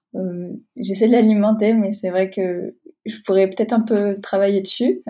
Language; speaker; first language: French; native; French